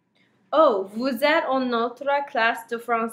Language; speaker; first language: French; non-native, learner; English